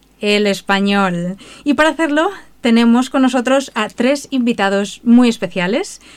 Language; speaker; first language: Spanish; native; Spanish